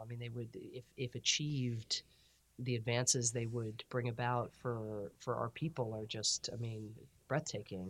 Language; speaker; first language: English; native; English